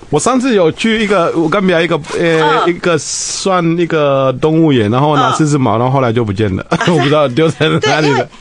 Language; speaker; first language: Chinese; non-native, fluent; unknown